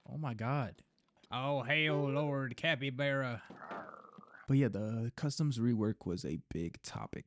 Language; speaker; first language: English; native; English